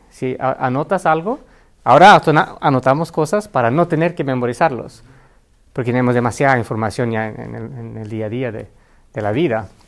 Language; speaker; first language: Spanish; non-native, fluent; Finnish